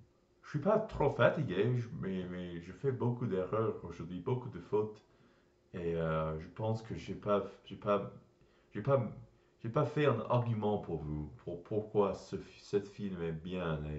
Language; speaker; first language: French; non-native, learner; English